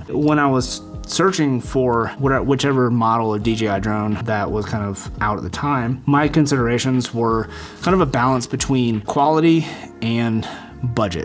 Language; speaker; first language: English; native; English